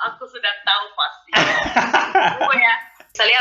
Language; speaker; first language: Indonesian; early bilingual, heritage; German